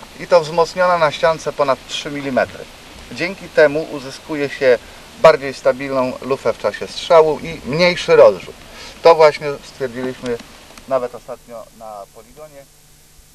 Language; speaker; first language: Polish; native; Polish